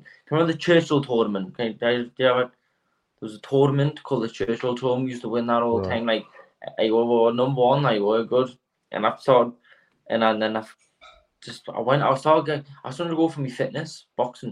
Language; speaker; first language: English; native; English